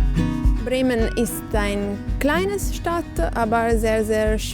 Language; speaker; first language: German; non-native, learner; Italian